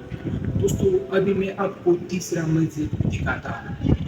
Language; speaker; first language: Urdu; non-native, local second language; Pashto